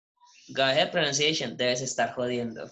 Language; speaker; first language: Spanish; native; Spanish